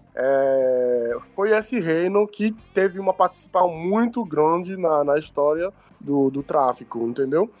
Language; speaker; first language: Portuguese; non-native, fluent; Yoruba